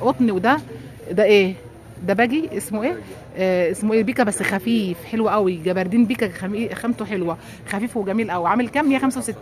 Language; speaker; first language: Arabic; native; Arabic